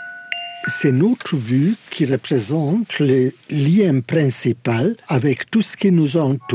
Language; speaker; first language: French; non-native, fluent; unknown